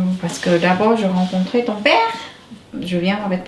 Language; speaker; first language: French; non-native, learner; Vietnamese